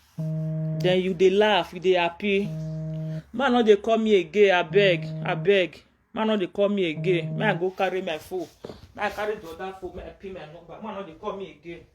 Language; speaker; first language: Nigerian Pidgin; non-native, local second language; Yoruba